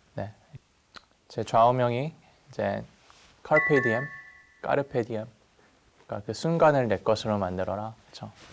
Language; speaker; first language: Korean; native; Korean